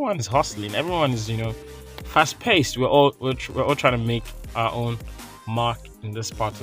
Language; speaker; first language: English; non-native, local second language; Yoruba